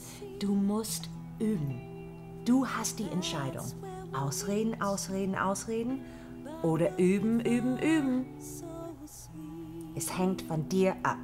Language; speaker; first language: German; non-native, fluent; English